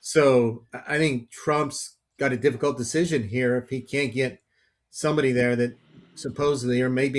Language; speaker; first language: English; native; English